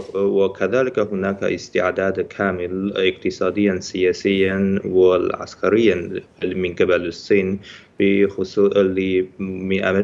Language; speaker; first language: Arabic; non-native, fluent; Chinese